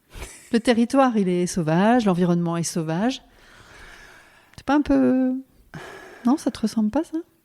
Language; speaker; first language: French; native; French